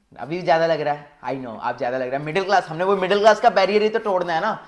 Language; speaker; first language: Hindi; native; Hindi